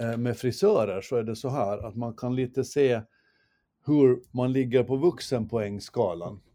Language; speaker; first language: Swedish; native; Swedish